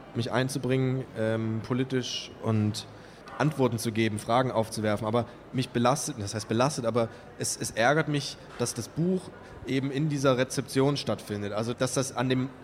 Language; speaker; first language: German; native; German